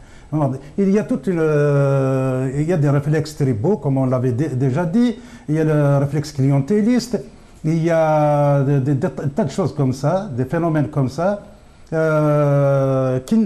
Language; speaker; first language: French; non-native, local second language; Kabyle